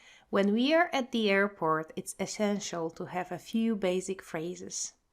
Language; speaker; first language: English; non-native, fluent; Polish